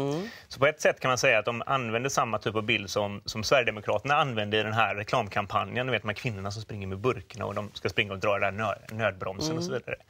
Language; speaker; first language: Swedish; native; Swedish